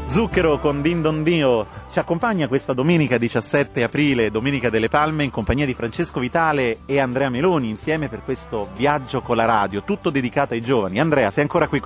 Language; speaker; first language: Italian; native; Italian